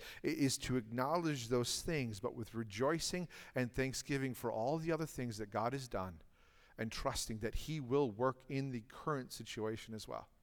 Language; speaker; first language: English; native; English